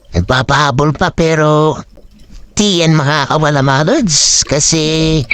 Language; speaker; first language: Filipino; native; Filipino